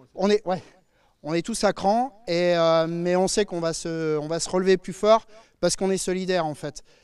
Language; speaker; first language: French; native; French